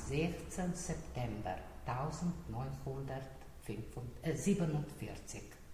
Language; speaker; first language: German; non-native, learner; Slovenian